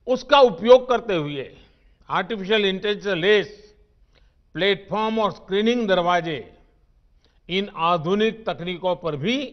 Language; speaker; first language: Hindi; non-native, local second language; Gujarati